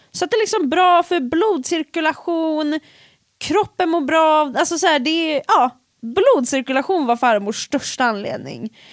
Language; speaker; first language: Swedish; early bilingual, other home language; Finnish